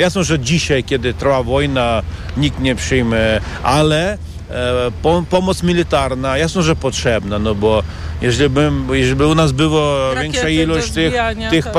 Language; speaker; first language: Polish; non-native, learner; Ukrainian